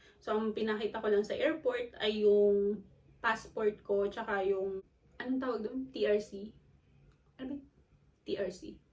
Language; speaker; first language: Filipino; non-native, local second language; Cebuano